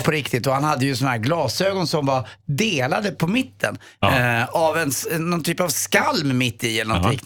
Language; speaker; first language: Swedish; native; Swedish